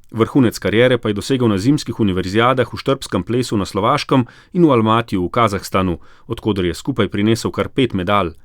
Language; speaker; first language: Slovenian; native; Slovenian